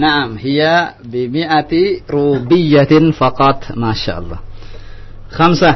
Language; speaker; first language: Arabic; non-native, fluent; Indonesian